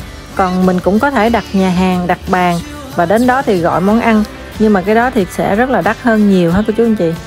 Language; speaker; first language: Vietnamese; native; Vietnamese